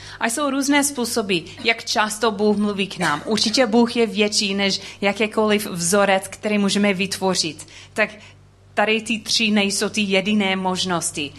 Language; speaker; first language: Czech; non-native, learner; English